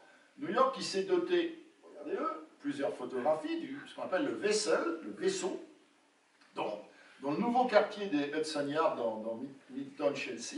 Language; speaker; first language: French; native; French